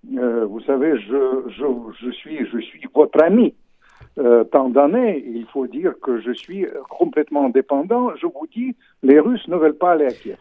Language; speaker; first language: French; non-native, fluent; Russian